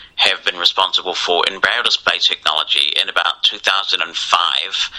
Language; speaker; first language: English; native; English